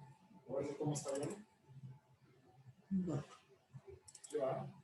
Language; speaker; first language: Spanish; native; Spanish